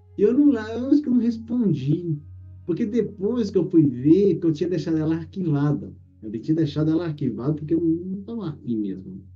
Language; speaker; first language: Portuguese; native; Portuguese